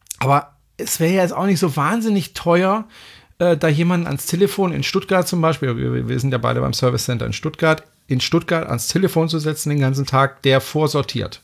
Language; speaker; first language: German; non-native, fluent; French